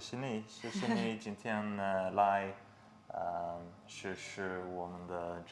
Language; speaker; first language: Chinese; non-native, fluent; English